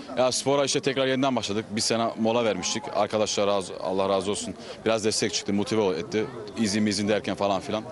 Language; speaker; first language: Turkish; early bilingual, heritage; Turkish